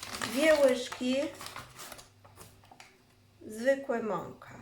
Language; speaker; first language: Polish; non-native, learner; Chinese